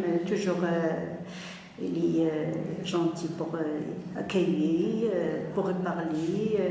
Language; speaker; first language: French; non-native, learner; Arabic